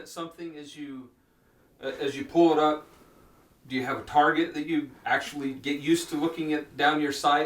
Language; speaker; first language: English; native; English